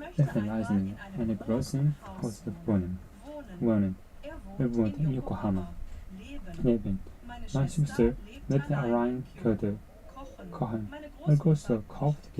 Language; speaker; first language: German; non-native, learner; Japanese